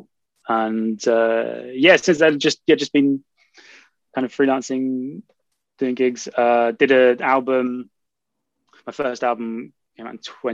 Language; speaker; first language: English; native; English